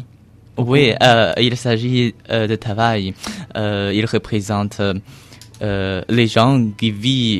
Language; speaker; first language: French; non-native, learner; Chinese